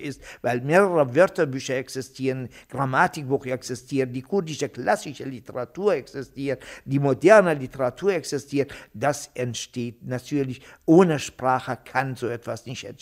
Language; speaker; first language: German; non-native, fluent; Kurdish